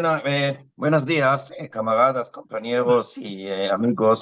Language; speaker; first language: Spanish; non-native, fluent; Hebrew